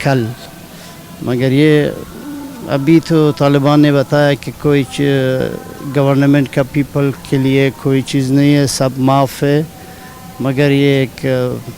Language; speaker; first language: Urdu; non-native, learner; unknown